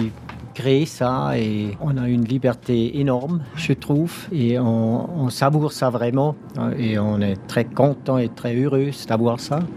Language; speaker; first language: French; non-native, local second language; German